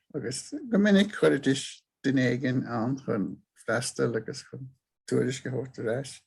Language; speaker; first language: Irish; native; Irish